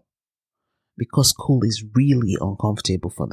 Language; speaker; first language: English; non-native, local second language; Yoruba